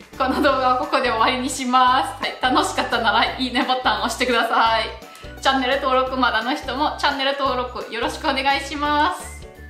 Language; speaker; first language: Japanese; non-native, fluent; German